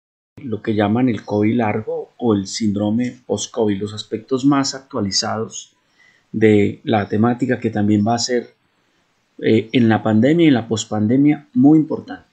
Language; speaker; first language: Spanish; native; Spanish